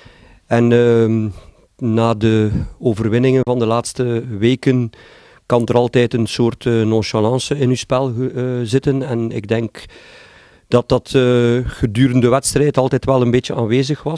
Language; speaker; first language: Dutch; native; Dutch